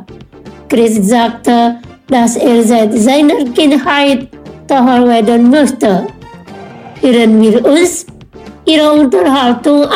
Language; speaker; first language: German; non-native, fluent; Indonesian